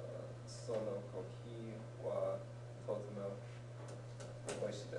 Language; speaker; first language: Japanese; non-native, learner; English